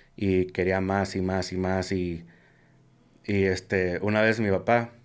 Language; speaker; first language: Spanish; early bilingual, heritage; Spanish